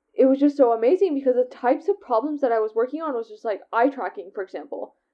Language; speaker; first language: English; native; English